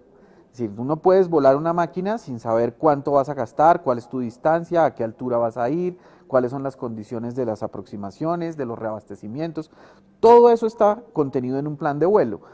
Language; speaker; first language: Spanish; native; Spanish